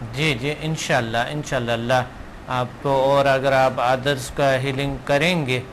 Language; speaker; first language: Urdu; non-native, local second language; Pashto